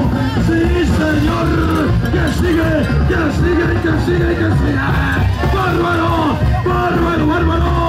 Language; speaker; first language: Spanish; native; Spanish